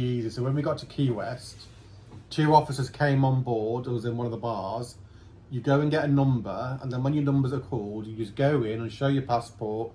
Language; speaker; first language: English; native; English